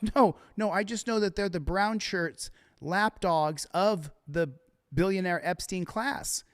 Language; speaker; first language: English; native; English